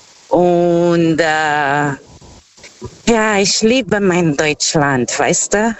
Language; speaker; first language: German; non-native, fluent; Portuguese